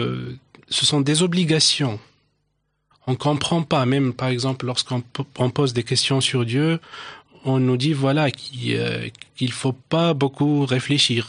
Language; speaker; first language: French; non-native, local second language; Arabic